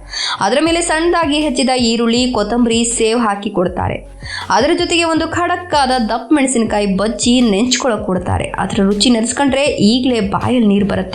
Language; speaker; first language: Kannada; native; Kannada